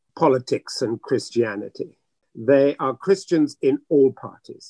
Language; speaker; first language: English; native; English